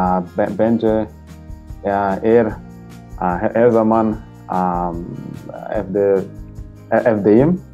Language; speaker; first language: Turkish; non-native, learner; Portuguese